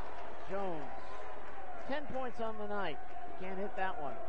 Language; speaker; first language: English; native; English